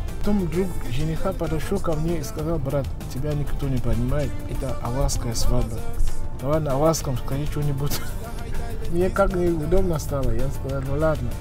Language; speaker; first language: Russian; non-native, fluent; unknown